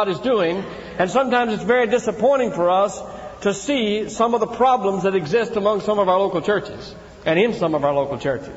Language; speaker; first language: English; native; English